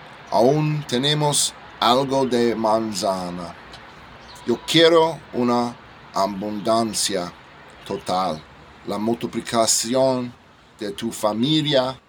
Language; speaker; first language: Spanish; non-native, learner; English